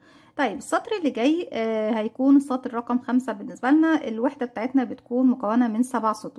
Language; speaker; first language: Arabic; native; Arabic